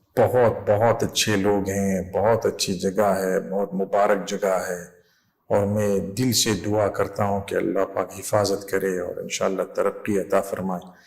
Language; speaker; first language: Urdu; non-native, fluent; English